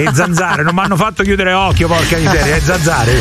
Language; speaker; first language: Italian; native; Italian